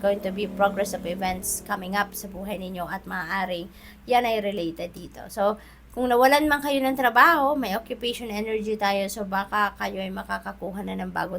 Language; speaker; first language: Filipino; native; Filipino